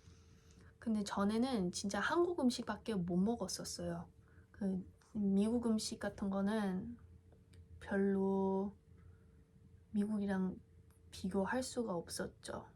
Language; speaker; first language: Korean; early bilingual, heritage; English